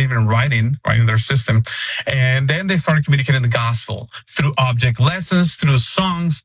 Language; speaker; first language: English; non-native, fluent; Spanish